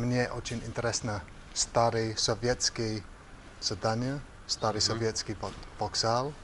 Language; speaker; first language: Russian; non-native, learner; English